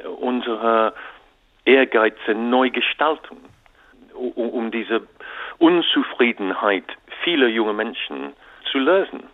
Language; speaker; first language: German; non-native, learner; English